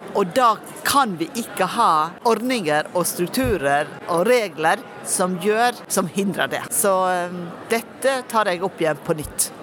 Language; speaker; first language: Norwegian; native; Norwegian